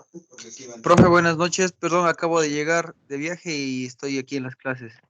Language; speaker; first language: Spanish; native; Spanish